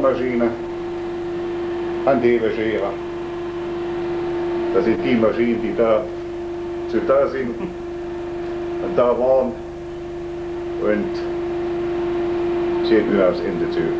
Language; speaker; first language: German; native; German